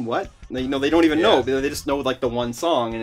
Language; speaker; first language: English; native; English